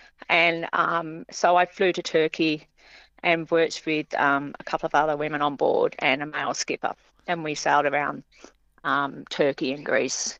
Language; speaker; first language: English; native; English